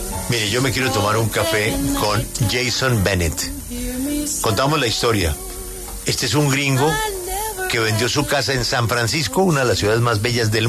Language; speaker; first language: Spanish; native; Spanish